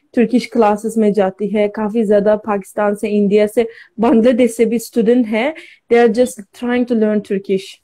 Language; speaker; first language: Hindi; non-native, learner; Turkish